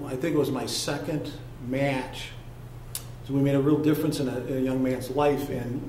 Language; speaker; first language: English; native; English